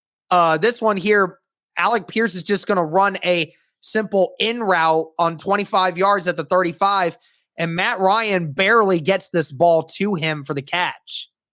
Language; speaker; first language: English; native; English